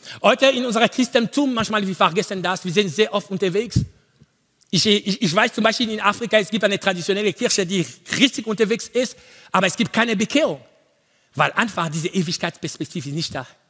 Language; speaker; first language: German; non-native, learner; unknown